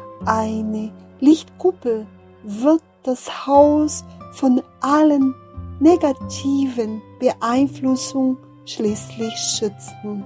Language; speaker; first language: German; non-native, fluent; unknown